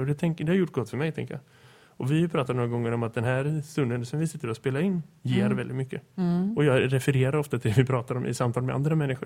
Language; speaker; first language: Swedish; native; Swedish